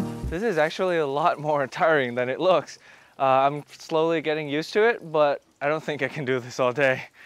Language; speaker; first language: English; non-native, fluent; Vietnamese